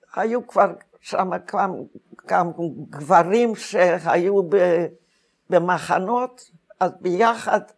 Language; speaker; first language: Hebrew; non-native, fluent; Hungarian